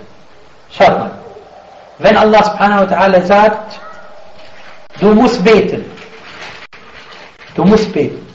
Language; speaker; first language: German; non-native, fluent; Arabic